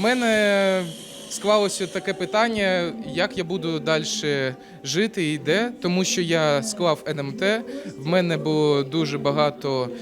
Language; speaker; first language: Ukrainian; non-native, local second language; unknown